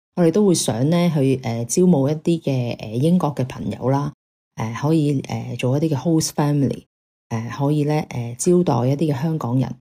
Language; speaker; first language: Cantonese; native; Cantonese